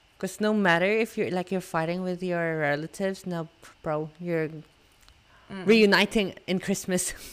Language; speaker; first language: English; non-native, local second language; Filipino